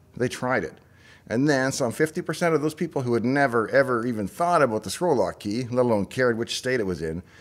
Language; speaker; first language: English; native; English